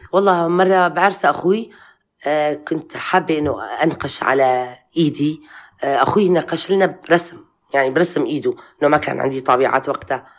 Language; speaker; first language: Arabic; non-native, local second language; Kurdish